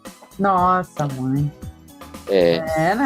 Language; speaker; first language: Portuguese; native; Portuguese